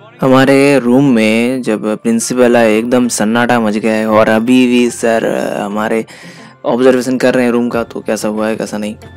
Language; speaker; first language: Hindi; non-native, local second language; Bangla